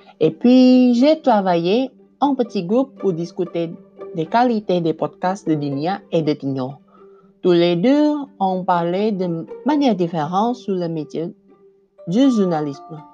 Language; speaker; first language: French; non-native, learner; Indonesian